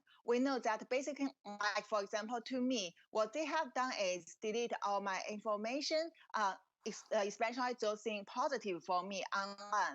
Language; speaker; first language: English; non-native, fluent; Chinese